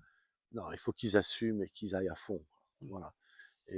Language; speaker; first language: French; native; French